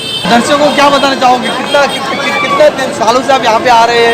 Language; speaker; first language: Hindi; native; Hindi